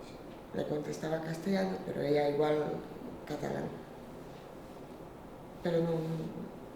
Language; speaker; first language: Spanish; non-native, fluent; Polish